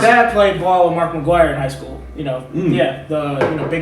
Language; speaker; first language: English; native; English